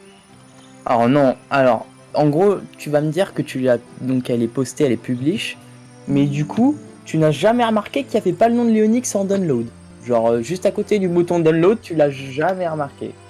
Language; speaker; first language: French; native; French